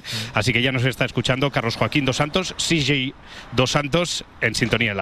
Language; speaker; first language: Spanish; native; Spanish